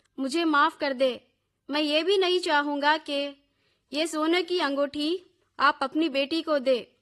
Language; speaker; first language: Urdu; native; Urdu